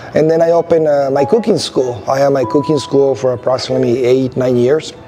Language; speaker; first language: English; non-native, fluent; Spanish